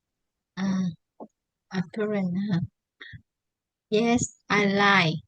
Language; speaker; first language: English; non-native, learner; Vietnamese